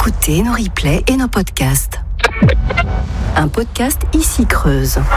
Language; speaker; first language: French; native; French